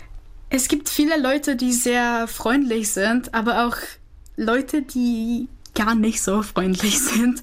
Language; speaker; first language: German; non-native, fluent; Czech